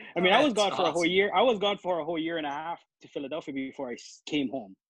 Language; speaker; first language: English; native; English